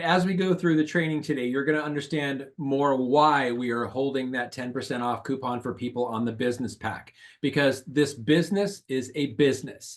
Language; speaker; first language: English; native; English